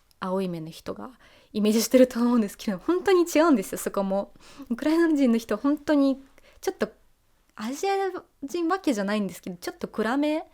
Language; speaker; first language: Japanese; non-native, fluent; Russian